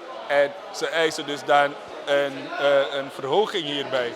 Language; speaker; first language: Dutch; native; Dutch